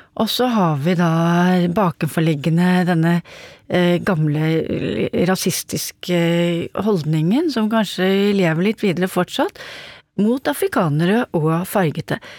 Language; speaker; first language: Norwegian; native; Norwegian